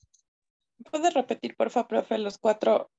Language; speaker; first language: Spanish; native; Spanish